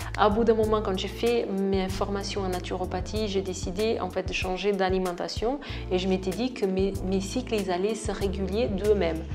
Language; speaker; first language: French; non-native, fluent; Portuguese